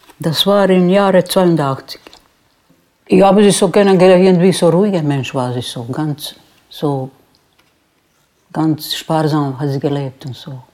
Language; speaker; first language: German; non-native, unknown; Croatian